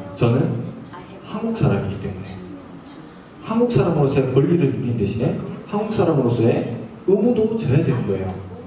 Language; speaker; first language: Korean; native; Korean